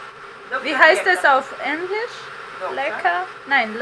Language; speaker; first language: German; non-native, fluent; Russian